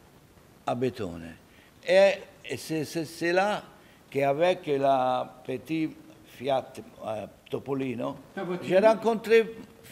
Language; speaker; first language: French; non-native, learner; Italian